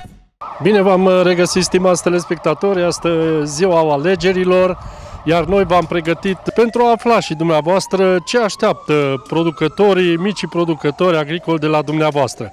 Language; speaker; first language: Romanian; native; Romanian